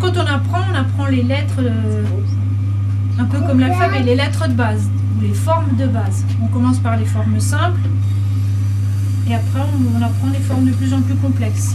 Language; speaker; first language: French; native; French